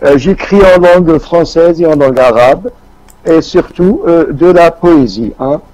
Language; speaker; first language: French; non-native, local second language; Arabic